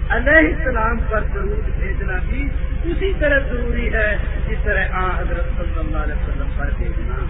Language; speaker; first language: Urdu; non-native, local second language; Punjabi